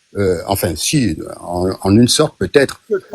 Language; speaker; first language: French; non-native, local second language; Fang